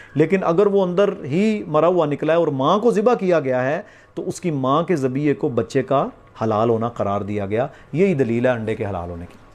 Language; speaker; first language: Urdu; non-native, local second language; Punjabi